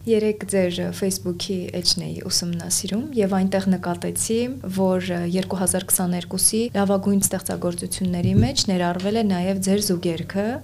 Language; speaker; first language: Armenian; native; Armenian